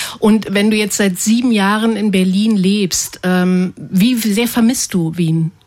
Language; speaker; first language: German; native; German